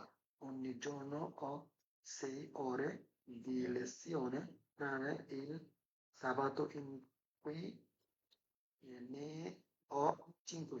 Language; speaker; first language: Italian; non-native, learner; Bangla